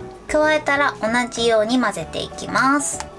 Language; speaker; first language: Japanese; native; Japanese